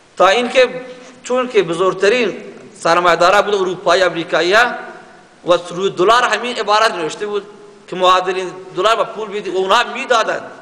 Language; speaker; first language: Persian; native; Persian